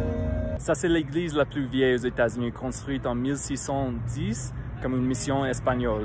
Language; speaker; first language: French; non-native, fluent; English